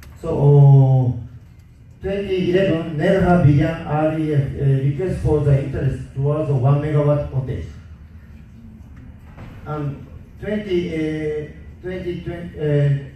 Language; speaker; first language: English; non-native, learner; Japanese